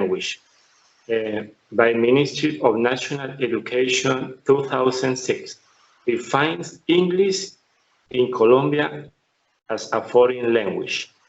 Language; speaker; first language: English; non-native, learner; Spanish